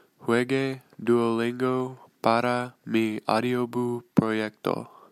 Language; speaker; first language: Spanish; non-native, learner; English